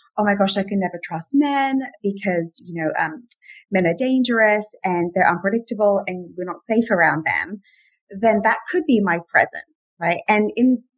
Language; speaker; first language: English; native; English